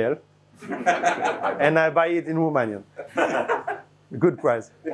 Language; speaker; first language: English; non-native, fluent; French